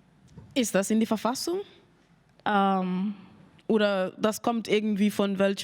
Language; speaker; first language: German; non-native, fluent; Mandingo